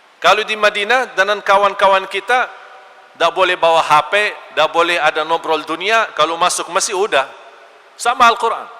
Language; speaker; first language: Malay; non-native, fluent; Arabic